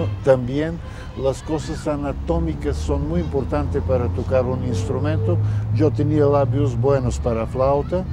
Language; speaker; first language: Spanish; non-native, fluent; Bulgarian